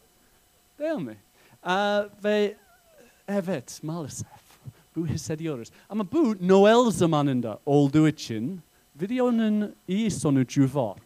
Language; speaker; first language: Turkish; non-native, fluent; English